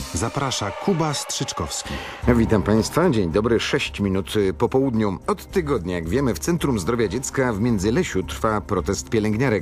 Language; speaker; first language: Polish; native; Polish